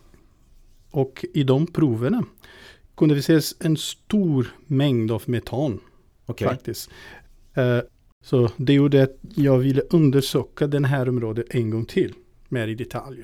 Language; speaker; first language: Swedish; non-native, fluent; Portuguese